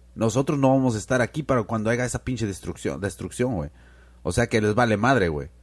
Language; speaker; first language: Spanish; early bilingual, heritage; Spanish